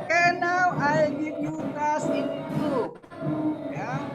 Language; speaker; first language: English; non-native, learner; Indonesian